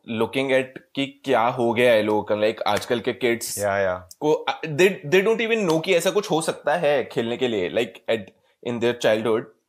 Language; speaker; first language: Hindi; native; Hindi